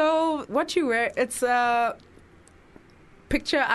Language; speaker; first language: English; non-native, local second language; Zulu